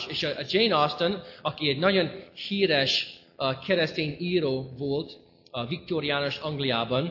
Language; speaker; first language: Hungarian; non-native, fluent; English